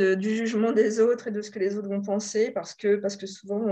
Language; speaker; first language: French; native; French